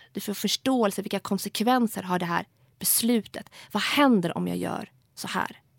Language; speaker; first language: Swedish; early bilingual, other home language; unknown